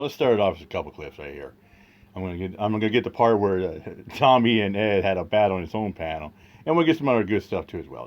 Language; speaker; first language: English; native; English